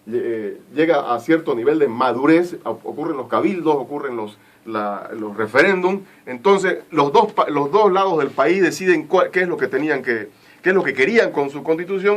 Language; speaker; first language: Spanish; native; Spanish